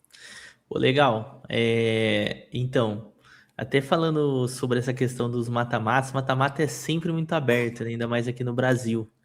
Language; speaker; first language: Portuguese; native; Portuguese